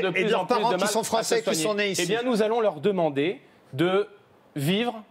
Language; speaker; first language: French; native; French